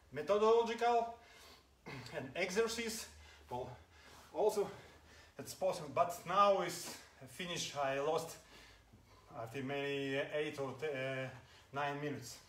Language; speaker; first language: English; non-native, learner; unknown